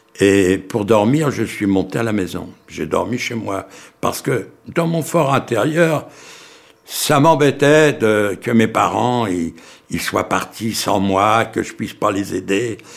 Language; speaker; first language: French; early bilingual, other home language; Yiddish